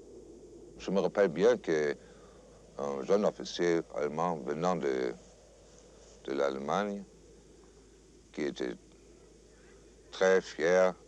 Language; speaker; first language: French; non-native, fluent; German